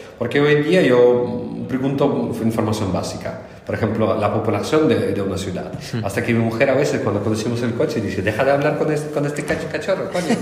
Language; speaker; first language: Spanish; non-native, fluent; Russian